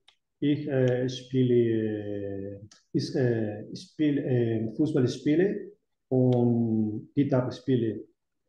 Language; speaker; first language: German; non-native, learner; Spanish